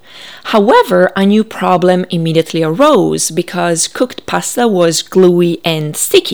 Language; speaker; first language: English; non-native, fluent; Italian